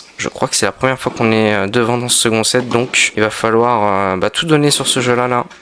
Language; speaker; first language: French; native; French